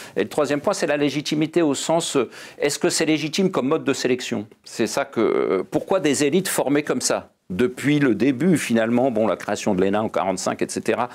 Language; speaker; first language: French; native; French